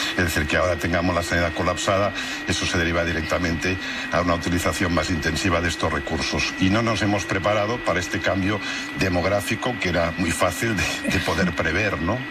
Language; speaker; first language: Spanish; non-native, local second language; Catalan